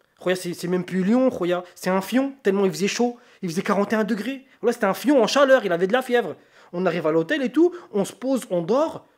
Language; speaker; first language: French; native; French